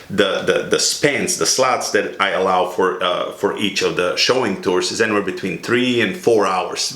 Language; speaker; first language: English; native; English